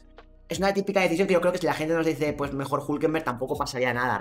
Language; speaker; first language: Spanish; native; Spanish